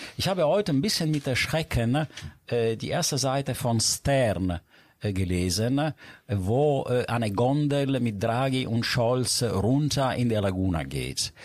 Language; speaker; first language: German; non-native, fluent; Italian